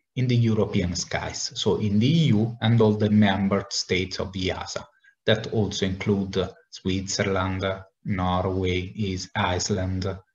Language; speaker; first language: English; non-native, fluent; Italian